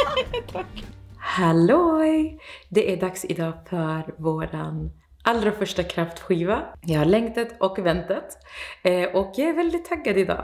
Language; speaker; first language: Swedish; non-native, fluent; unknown